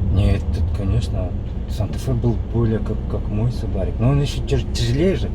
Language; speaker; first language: Russian; non-native, local second language; Kazakh